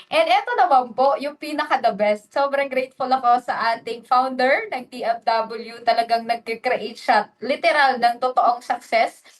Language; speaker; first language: Filipino; non-native, local second language; Waray